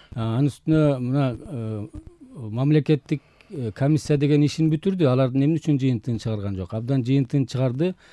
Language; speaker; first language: Kyrgyz; native; Kyrgyz